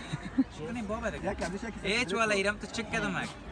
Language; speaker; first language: Persian; native; Persian